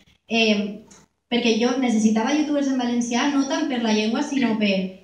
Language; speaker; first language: Catalan; non-native, local second language; Spanish